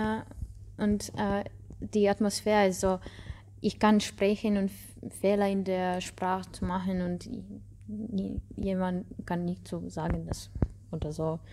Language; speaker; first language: German; non-native, learner; Russian